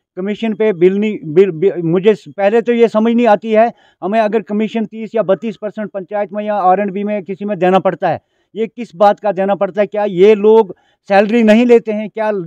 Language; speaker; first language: Hindi; non-native, local second language; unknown